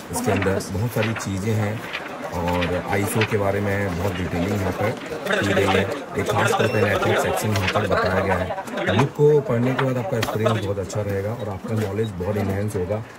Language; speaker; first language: Hindi; native; Hindi